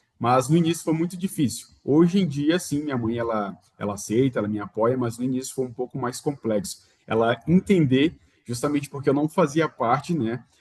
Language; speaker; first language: Portuguese; native; Portuguese